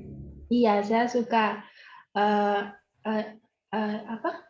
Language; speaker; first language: Indonesian; non-native, fluent; Malagasy